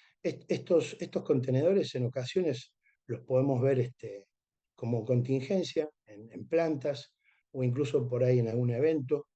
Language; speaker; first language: Spanish; native; Spanish